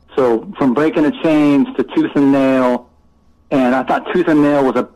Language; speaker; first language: English; native; English